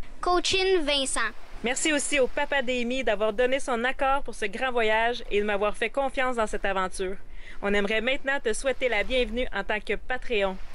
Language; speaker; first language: French; native; French